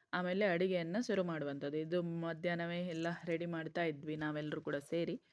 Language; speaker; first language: Kannada; non-native, local second language; Konkani